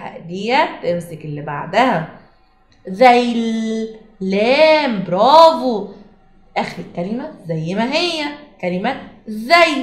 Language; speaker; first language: Arabic; native; Arabic